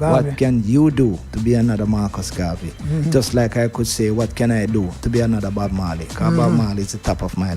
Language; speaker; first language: English; native; English